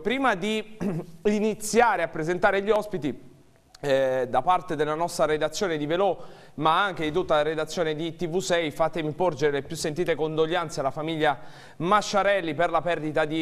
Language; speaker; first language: Italian; native; Italian